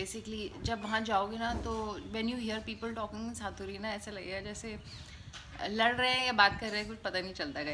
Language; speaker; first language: Hindi; non-native, local second language; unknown